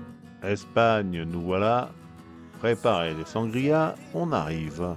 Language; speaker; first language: French; native; French